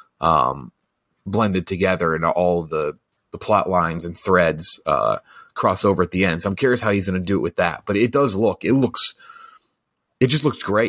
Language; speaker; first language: English; native; English